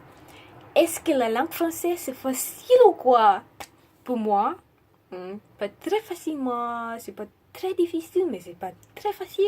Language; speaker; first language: French; non-native, learner; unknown